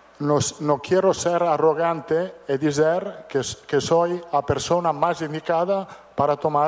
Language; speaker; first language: Portuguese; non-native, fluent; Italian